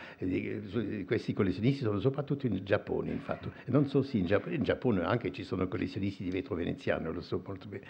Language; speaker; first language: Italian; non-native, fluent; French